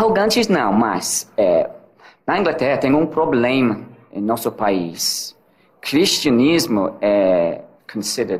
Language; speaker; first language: Portuguese; non-native, learner; English